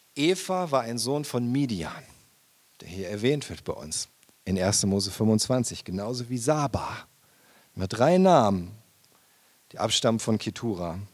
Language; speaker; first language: German; native; German